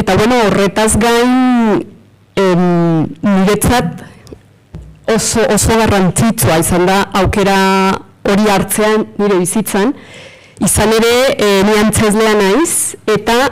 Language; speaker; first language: Basque; non-native, fluent; Spanish